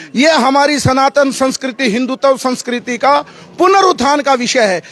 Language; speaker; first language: Hindi; native; Hindi